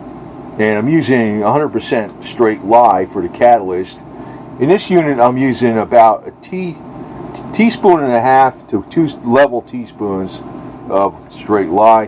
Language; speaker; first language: English; native; English